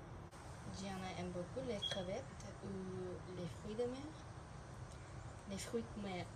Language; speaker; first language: French; non-native, fluent; English